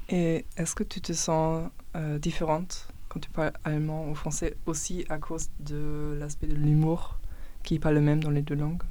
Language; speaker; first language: French; non-native, fluent; German